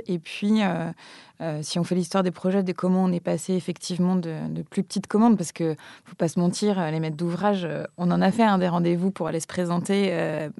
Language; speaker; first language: French; native; French